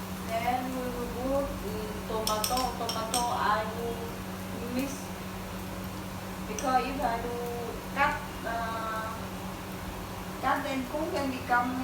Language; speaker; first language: English; non-native, learner; Vietnamese